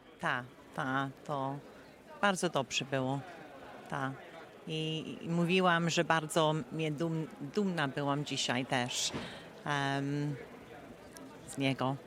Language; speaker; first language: Polish; early bilingual, heritage; Polish